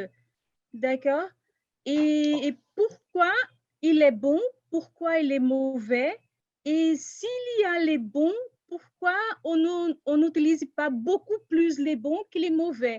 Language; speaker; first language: French; non-native, fluent; Portuguese